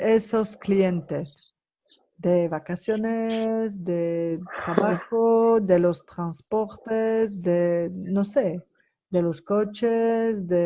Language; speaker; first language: Spanish; non-native, fluent; French